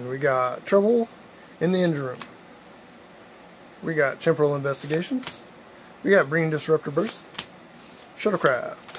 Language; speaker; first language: English; native; English